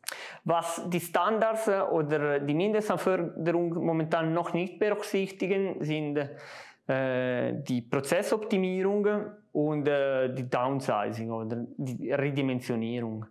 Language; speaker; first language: German; non-native, local second language; Italian